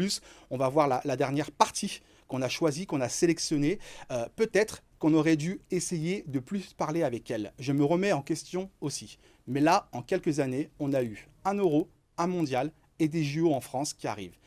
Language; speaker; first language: French; native; French